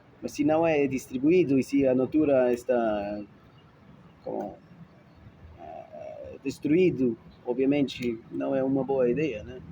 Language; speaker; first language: Portuguese; non-native, fluent; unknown